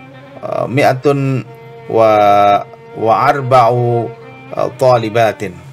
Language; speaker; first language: Arabic; non-native, fluent; Indonesian